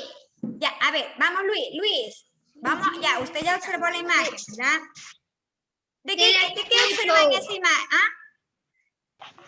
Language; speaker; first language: Spanish; native; Spanish